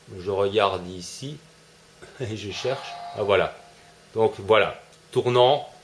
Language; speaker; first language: French; native; French